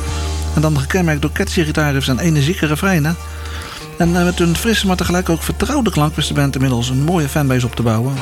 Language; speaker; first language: Dutch; native; Dutch